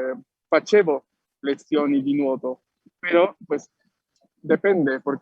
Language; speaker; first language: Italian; non-native, fluent; Spanish